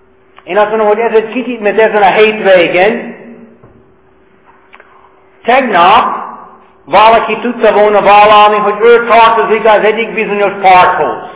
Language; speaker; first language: Hungarian; non-native, fluent; English